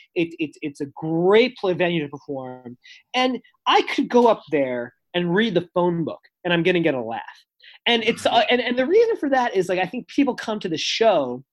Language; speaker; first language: English; native; English